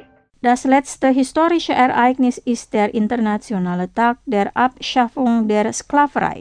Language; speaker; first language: German; non-native, fluent; Indonesian